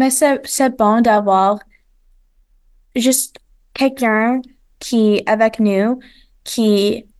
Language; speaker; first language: French; non-native, local second language; English